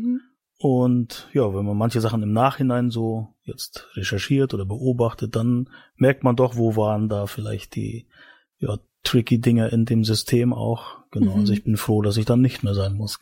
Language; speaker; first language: German; native; German